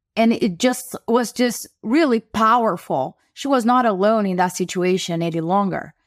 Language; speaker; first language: English; non-native, fluent; Portuguese